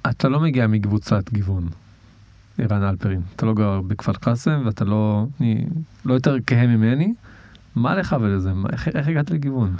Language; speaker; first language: Hebrew; non-native, local second language; Arabic